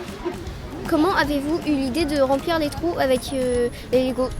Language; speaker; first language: French; native; French